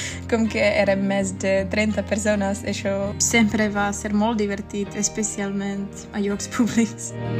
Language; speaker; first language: Catalan; non-native, fluent; Czech